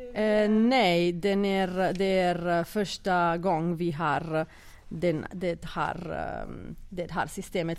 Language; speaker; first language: Swedish; non-native, fluent; Italian